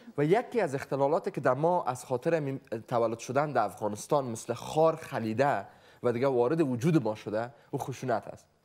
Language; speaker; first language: Persian; native; Persian